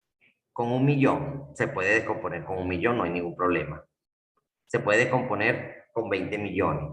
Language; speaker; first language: Spanish; native; Spanish